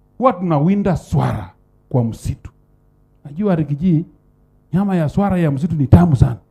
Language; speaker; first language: Swahili; non-native, local second language; Luyia